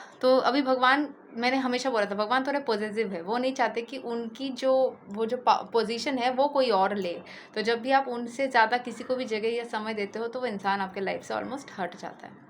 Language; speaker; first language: Hindi; non-native, local second language; Bangla